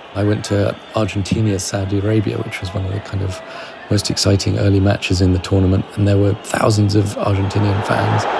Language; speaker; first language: English; native; English